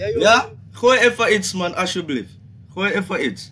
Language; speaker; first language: Dutch; non-native, learner; English